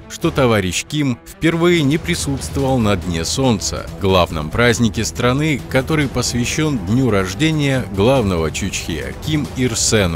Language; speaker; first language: Russian; native; Russian